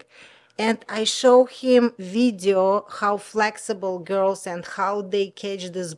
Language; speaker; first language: English; non-native, learner; Russian